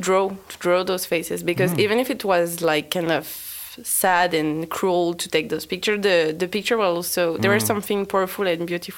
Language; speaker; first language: English; non-native, fluent; French